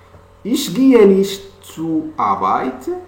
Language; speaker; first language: German; non-native, fluent; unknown